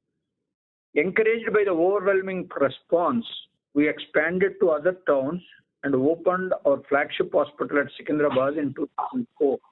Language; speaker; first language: English; non-native, local second language; Telugu